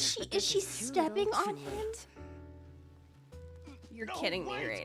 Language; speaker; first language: English; native; English